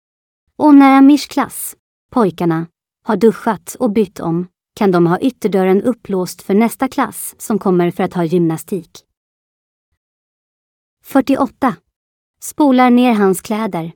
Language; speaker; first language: Swedish; native; Swedish